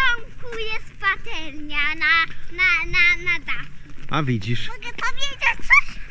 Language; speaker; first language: Polish; early bilingual, heritage; Polish